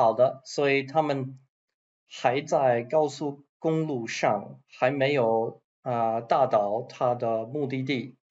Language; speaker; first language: Chinese; non-native, learner; English